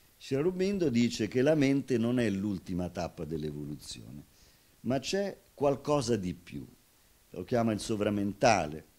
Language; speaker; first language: Italian; native; Italian